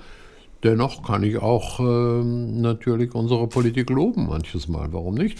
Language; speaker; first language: German; non-native, fluent; Hebrew